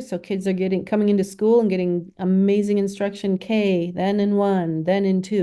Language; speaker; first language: English; native; English